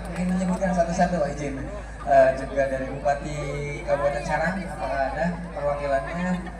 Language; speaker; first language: Indonesian; native; Indonesian